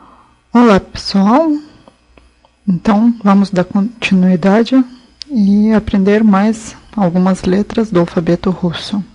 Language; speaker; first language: Portuguese; non-native, fluent; Russian